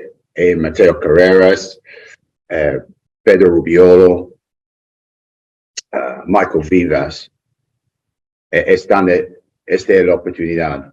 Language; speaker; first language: Spanish; non-native, learner; English